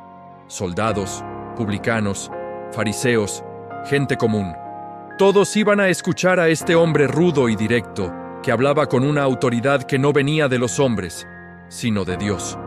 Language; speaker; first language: Spanish; native; Spanish